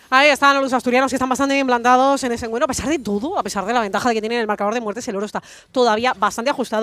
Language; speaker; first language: Spanish; native; Spanish